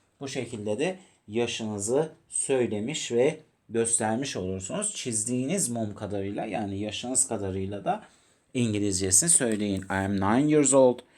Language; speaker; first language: Turkish; native; Turkish